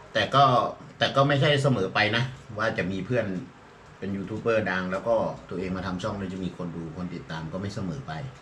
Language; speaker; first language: Thai; native; Thai